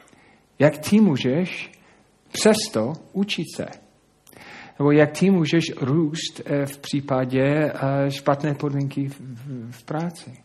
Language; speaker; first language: Czech; non-native, fluent; English